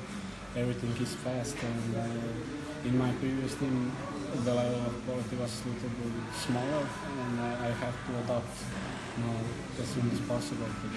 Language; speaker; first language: English; non-native, learner; Croatian